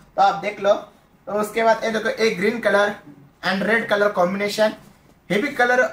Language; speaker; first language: Hindi; non-native, local second language; Marathi